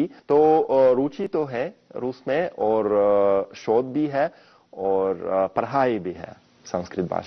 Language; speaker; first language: Hindi; non-native, fluent; Russian